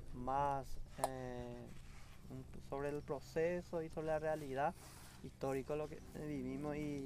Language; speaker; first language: Spanish; non-native, local second language; Guarani